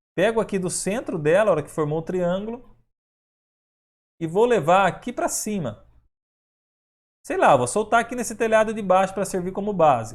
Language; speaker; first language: Portuguese; native; Portuguese